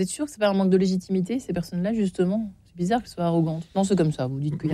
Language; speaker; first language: French; native; French